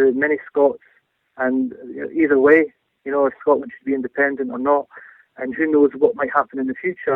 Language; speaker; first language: English; native; English